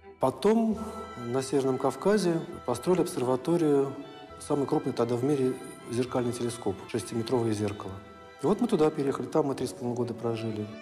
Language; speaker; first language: Russian; native; Russian